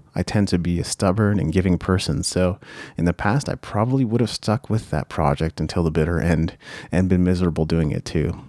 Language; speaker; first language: English; early bilingual, other home language; Japanese